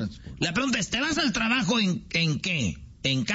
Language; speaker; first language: Spanish; native; Spanish